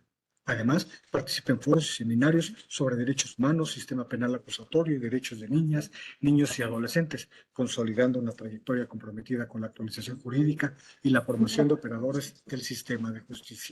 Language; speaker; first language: Spanish; native; Spanish